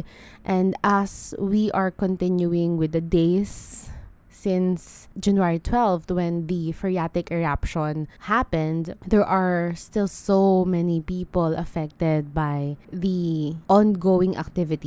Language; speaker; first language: English; non-native, local second language; Filipino